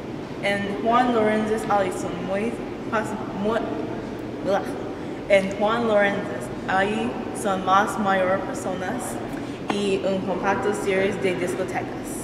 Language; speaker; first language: Spanish; non-native, learner; English